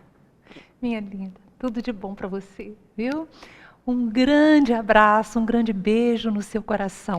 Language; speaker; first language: Portuguese; native; Portuguese